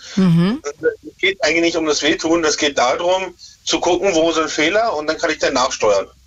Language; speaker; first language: German; native; German